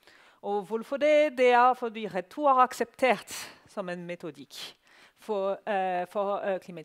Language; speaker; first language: Norwegian; non-native, learner; French